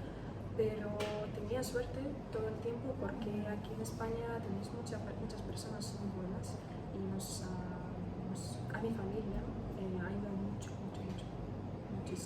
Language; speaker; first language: Spanish; non-native, learner; Ukrainian